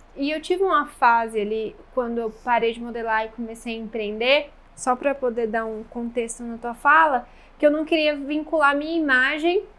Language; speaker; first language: Portuguese; native; Portuguese